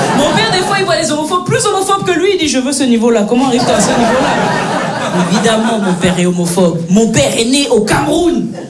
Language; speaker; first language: French; native; French